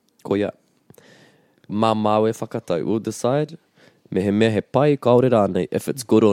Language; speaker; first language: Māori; non-native, local second language; English